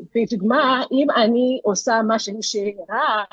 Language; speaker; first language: Hebrew; non-native, learner; English